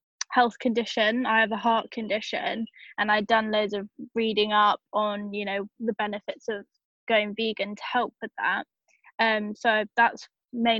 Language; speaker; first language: English; native; English